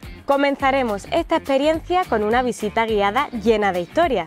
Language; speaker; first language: Spanish; native; Spanish